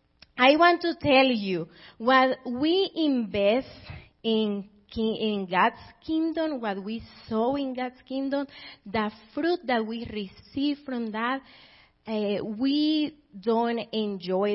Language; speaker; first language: English; non-native, fluent; Spanish